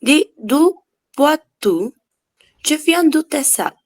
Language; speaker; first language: French; non-native, learner; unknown